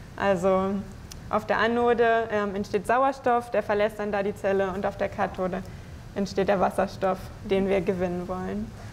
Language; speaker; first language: German; native; German